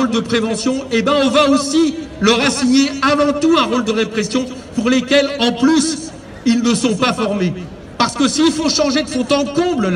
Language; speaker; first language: French; native; French